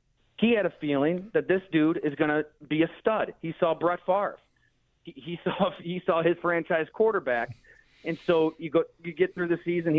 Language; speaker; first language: English; native; English